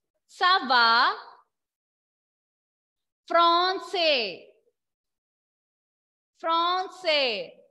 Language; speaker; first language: French; non-native, fluent; Malayalam